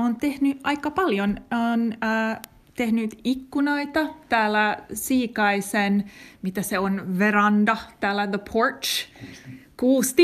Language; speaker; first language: Finnish; non-native, learner; English